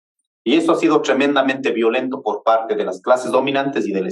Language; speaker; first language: Spanish; non-native, local second language; Quechua